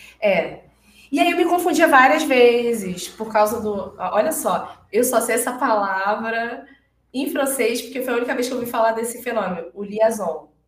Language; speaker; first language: Portuguese; native; Portuguese